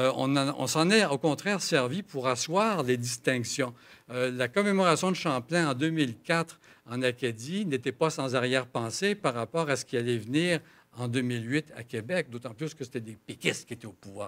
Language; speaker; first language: French; native; French